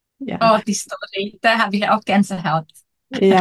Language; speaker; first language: German; non-native, fluent; Icelandic